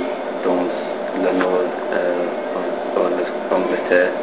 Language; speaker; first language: French; non-native, learner; English